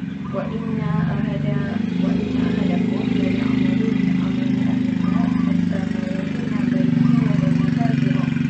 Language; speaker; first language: Arabic; non-native, learner; Malay